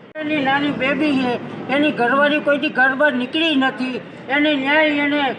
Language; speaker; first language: Gujarati; native; Gujarati